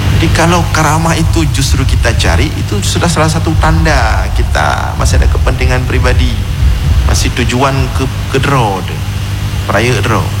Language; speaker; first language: Malay; non-native, local second language; Achinese